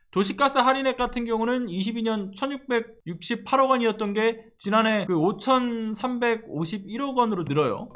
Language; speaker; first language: Korean; native; Korean